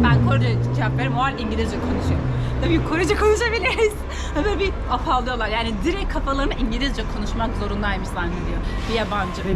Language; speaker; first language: Turkish; native; Turkish